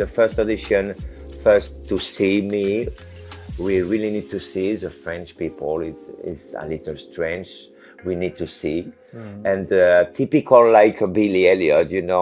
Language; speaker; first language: English; non-native, learner; French